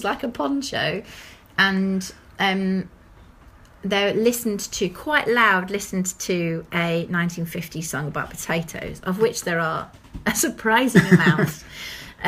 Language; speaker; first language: English; native; English